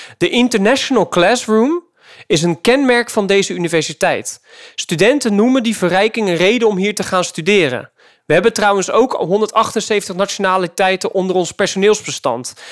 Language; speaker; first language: Dutch; native; Dutch